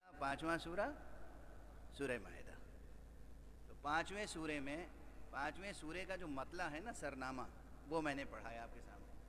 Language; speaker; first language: Urdu; native; Urdu